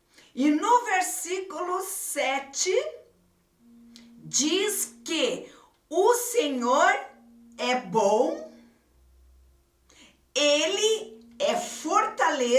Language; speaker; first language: Portuguese; native; Portuguese